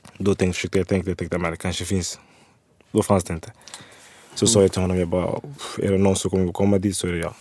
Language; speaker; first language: Swedish; early bilingual, other home language; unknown